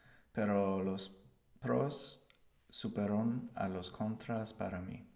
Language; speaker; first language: Spanish; non-native, learner; English